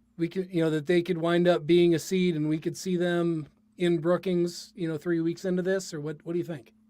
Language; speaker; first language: English; native; English